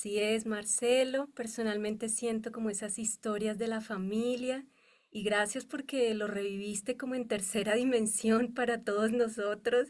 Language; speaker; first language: Spanish; native; Spanish